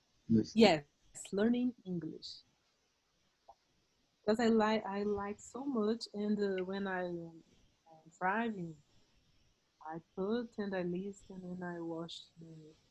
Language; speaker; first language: English; non-native, learner; Portuguese